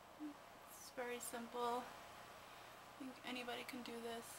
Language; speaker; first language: English; native; English